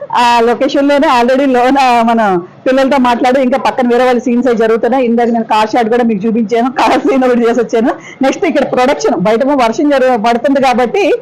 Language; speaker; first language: Telugu; native; Telugu